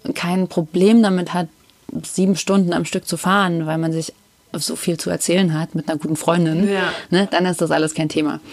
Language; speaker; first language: German; native; German